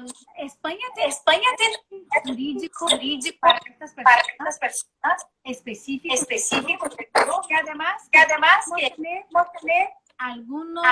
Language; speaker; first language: Spanish; non-native, learner; Portuguese